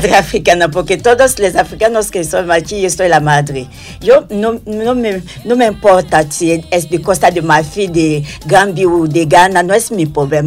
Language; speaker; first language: Spanish; non-native, learner; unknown